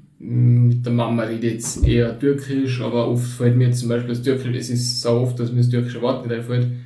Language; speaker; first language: German; early bilingual, other home language; Turkish